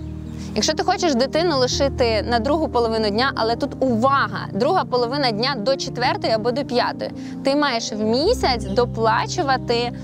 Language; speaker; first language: Ukrainian; native; Ukrainian